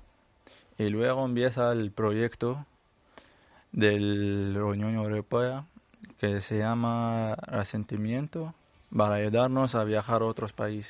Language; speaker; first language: Spanish; non-native, learner; Arabic